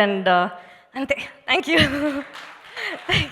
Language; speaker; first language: Telugu; non-native, local second language; Tamil